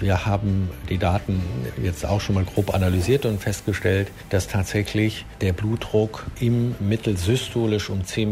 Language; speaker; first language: German; native; German